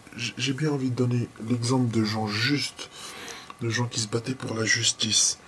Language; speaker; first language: French; non-native, local second language; Arabic